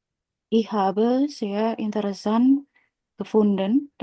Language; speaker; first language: German; non-native, learner; Indonesian